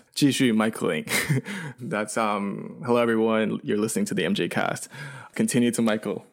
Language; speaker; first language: English; early bilingual, other home language; Chinese